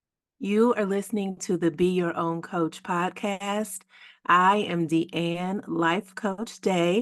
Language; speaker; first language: English; native; English